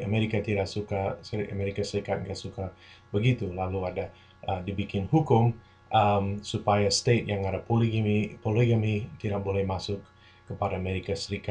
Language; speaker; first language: Indonesian; non-native, fluent; English